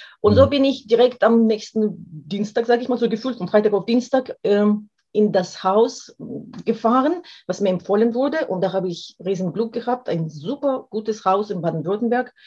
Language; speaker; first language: German; non-native, fluent; Russian